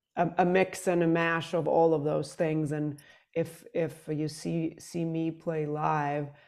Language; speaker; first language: English; non-native, fluent; Swedish